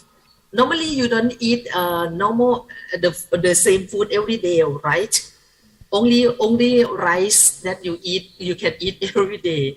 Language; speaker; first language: English; non-native, learner; Thai